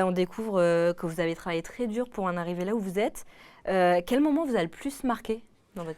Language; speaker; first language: French; native; French